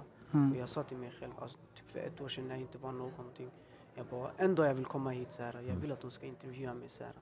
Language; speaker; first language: Swedish; early bilingual, other home language; Albanian